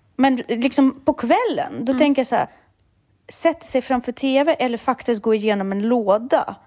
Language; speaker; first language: Swedish; early bilingual, other home language; Russian